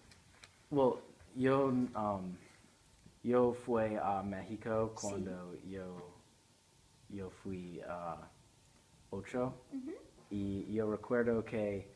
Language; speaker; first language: Spanish; non-native, learner; English